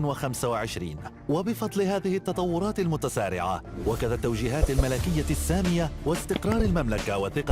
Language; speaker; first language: Arabic; native; Arabic